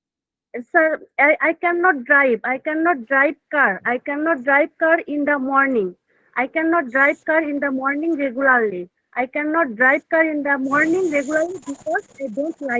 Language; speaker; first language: English; non-native, learner; Bangla